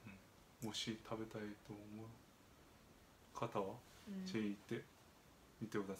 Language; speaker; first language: Japanese; non-native, fluent; Korean